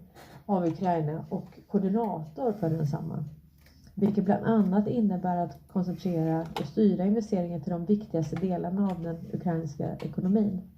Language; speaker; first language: Swedish; native; Swedish